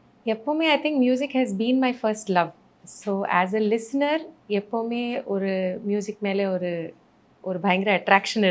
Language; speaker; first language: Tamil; non-native, fluent; Malayalam